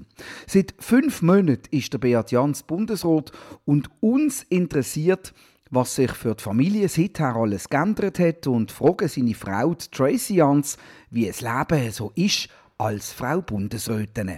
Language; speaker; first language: German; native; German